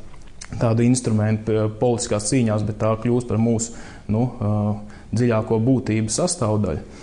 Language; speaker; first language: Latvian; native; Latvian